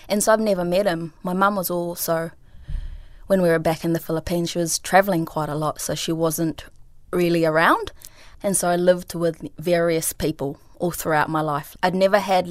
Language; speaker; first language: English; early bilingual, other home language; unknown